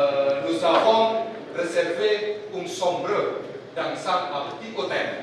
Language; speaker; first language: French; non-native, learner; Indonesian